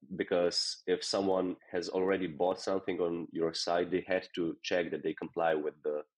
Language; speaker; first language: English; non-native, fluent; Slovenian